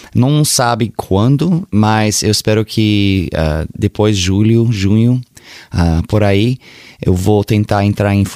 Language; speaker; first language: Portuguese; early bilingual, heritage; Portuguese